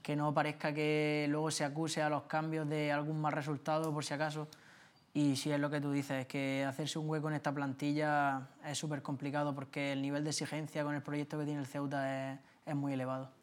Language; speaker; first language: Spanish; native; Spanish